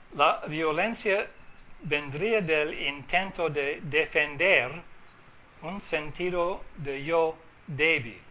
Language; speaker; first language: Spanish; non-native, fluent; English